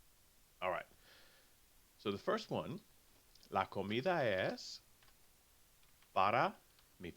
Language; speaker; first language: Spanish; non-native, fluent; English